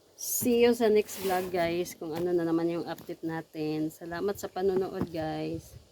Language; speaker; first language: Filipino; non-native, local second language; Cebuano